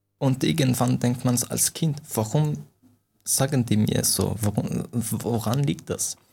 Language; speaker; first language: German; non-native, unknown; Persian